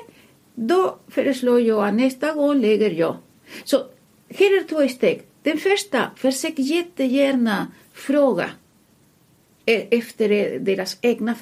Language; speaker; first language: Swedish; non-native, fluent; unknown